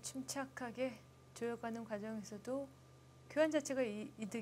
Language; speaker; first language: Korean; native; Korean